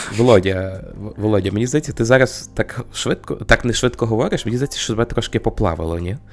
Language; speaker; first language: Ukrainian; native; Ukrainian